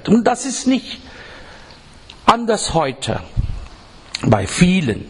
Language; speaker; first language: German; non-native, learner; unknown